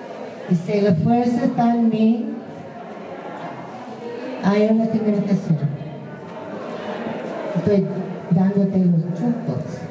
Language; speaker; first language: Spanish; non-native, fluent; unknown